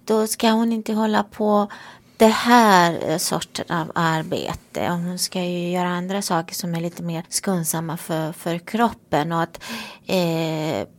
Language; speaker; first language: Swedish; non-native, fluent; Romanian